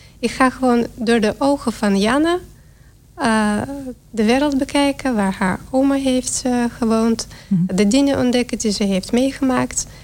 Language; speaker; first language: Dutch; non-native, fluent; Russian